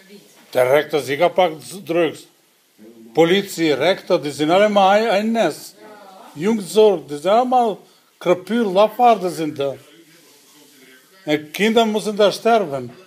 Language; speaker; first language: Dutch; non-native, learner; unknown